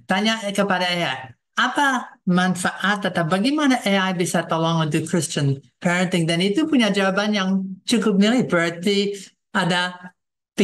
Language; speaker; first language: Indonesian; non-native, fluent; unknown